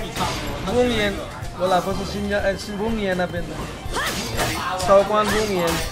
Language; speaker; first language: Chinese; non-native, learner; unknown